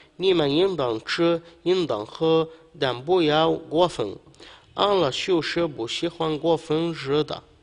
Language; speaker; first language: Chinese; non-native, fluent; Arabic